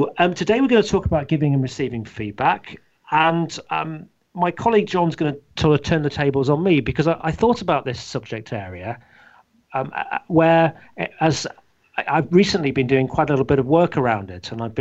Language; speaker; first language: English; native; English